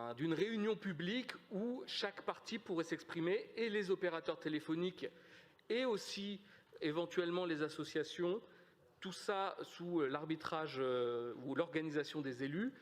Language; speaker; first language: French; native; French